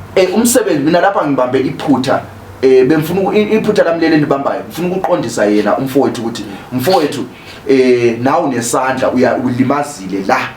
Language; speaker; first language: Zulu; native; Zulu